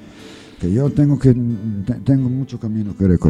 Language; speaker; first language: Spanish; non-native, learner; English